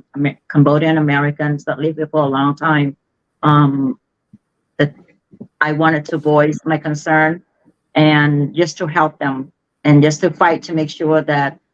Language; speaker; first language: English; non-native, fluent; Khmer